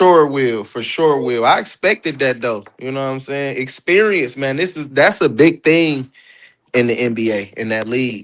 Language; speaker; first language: English; native; English